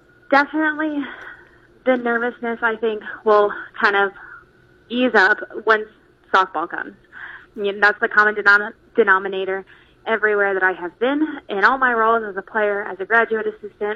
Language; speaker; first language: English; native; English